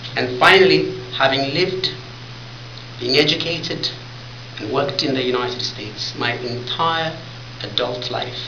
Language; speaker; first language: English; non-native, fluent; Tigrinya